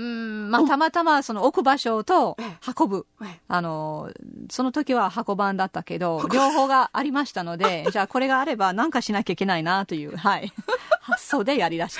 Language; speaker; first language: Japanese; non-native, fluent; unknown